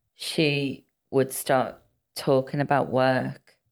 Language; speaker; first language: English; non-native, local second language; Welsh